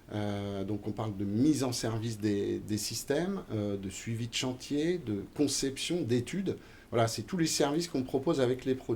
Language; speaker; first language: French; native; French